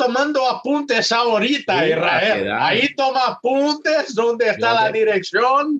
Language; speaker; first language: Spanish; non-native, fluent; Portuguese